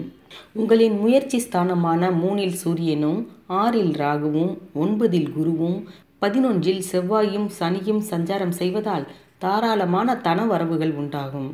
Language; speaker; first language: Tamil; native; Tamil